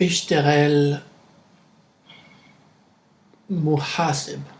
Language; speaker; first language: Arabic; non-native, learner; English